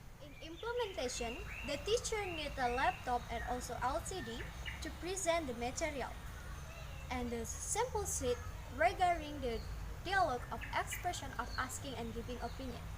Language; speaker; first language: English; non-native, learner; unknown